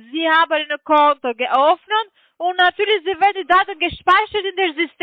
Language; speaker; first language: German; non-native, learner; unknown